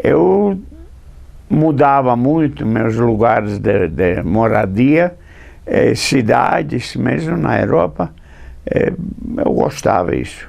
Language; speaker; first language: Portuguese; non-native, fluent; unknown